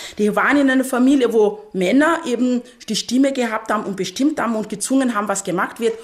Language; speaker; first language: German; non-native, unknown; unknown